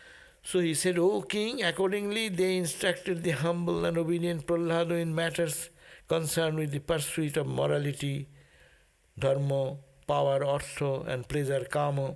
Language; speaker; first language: English; non-native, local second language; Bangla